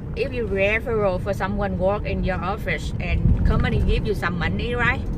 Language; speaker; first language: English; non-native, learner; Vietnamese